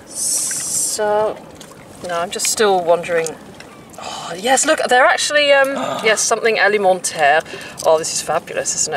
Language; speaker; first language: English; native; English